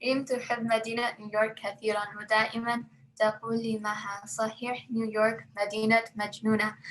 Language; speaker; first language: Arabic; non-native, learner; English